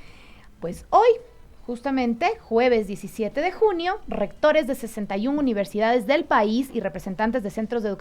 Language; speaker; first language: Spanish; native; Spanish